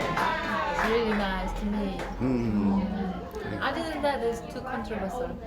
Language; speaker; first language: English; non-native, learner; Korean